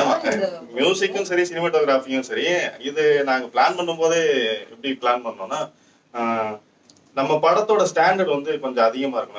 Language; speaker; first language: Tamil; native; Tamil